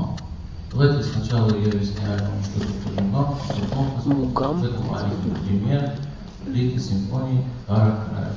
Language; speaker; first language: Russian; non-native, learner; Persian